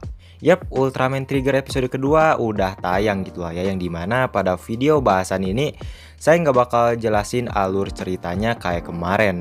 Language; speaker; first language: Indonesian; native; Indonesian